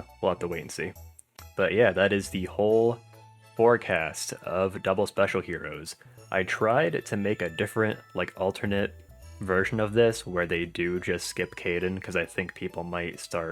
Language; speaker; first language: English; native; English